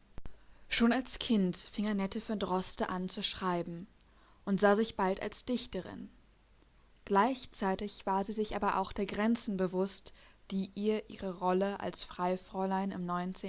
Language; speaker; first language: German; native; German